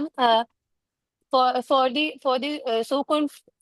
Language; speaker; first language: English; non-native, local second language; Hindi